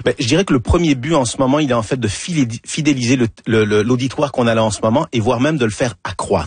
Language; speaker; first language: French; native; French